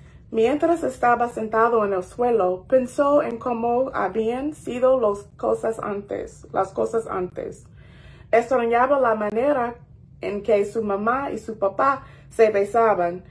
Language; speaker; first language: Spanish; non-native, fluent; English